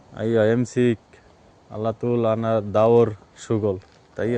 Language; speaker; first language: Arabic; non-native, learner; Bangla